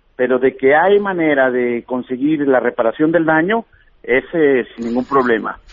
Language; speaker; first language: Spanish; native; Spanish